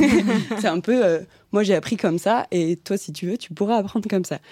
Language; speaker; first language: French; native; French